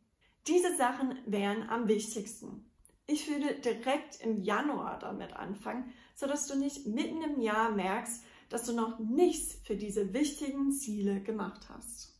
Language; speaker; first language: German; non-native, fluent; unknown